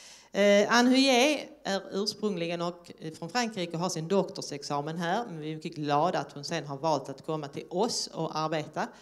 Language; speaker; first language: Swedish; native; Swedish